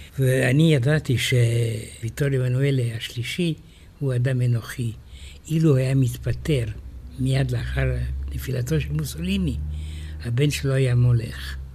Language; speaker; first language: Hebrew; non-native, fluent; Romanian